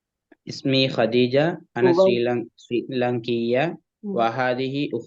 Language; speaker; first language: Arabic; non-native, learner; Tamil